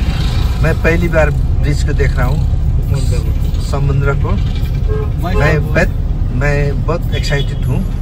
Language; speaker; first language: Hindi; non-native, local second language; Nepali